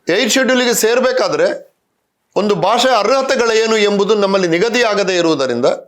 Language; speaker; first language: Kannada; non-native, local second language; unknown